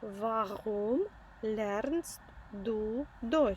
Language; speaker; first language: German; non-native, fluent; Ukrainian